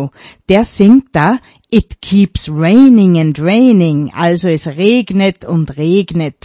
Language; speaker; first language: German; native; German